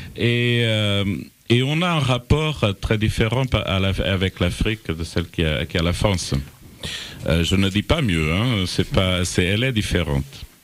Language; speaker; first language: French; non-native, fluent; Portuguese